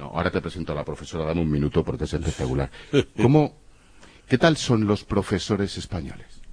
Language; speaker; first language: Spanish; native; Spanish